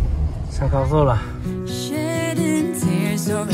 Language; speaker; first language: Chinese; native; Chinese